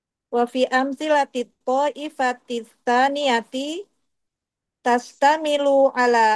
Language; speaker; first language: Arabic; non-native, learner; Indonesian